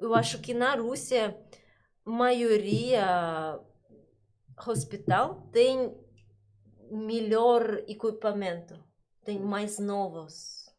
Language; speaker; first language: Portuguese; non-native, learner; Russian